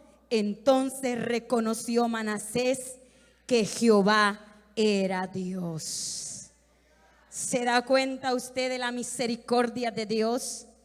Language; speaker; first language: Spanish; native; Spanish